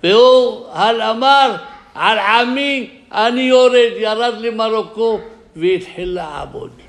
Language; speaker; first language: Hebrew; non-native, fluent; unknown